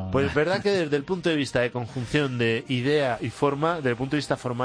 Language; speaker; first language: Spanish; native; Spanish